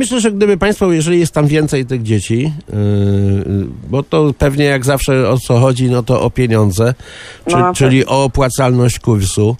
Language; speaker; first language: Polish; native; Polish